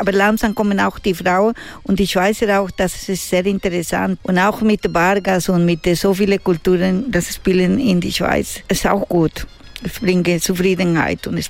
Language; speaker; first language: German; non-native, learner; Spanish